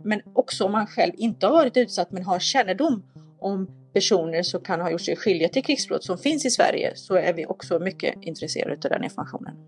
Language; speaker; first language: Swedish; native; Swedish